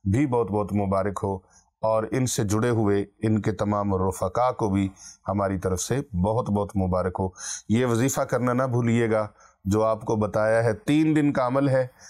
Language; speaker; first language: Urdu; non-native, local second language; Punjabi